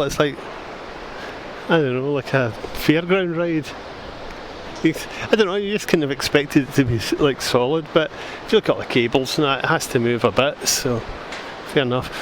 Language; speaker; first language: English; native; English